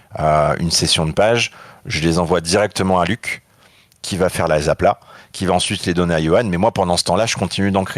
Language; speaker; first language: French; native; French